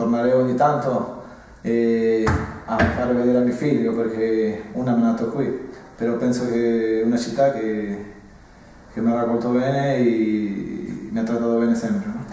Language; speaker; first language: Italian; non-native, fluent; Spanish